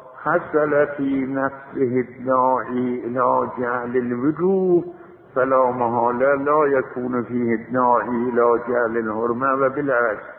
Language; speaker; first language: Arabic; non-native, fluent; Azerbaijani